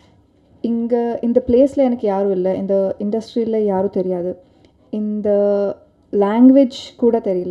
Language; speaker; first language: Tamil; non-native, local second language; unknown